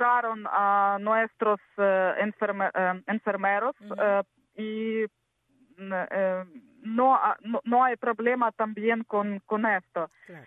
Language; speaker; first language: Spanish; non-native, learner; Ukrainian